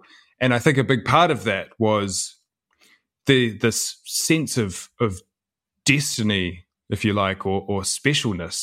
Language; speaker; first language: English; native; English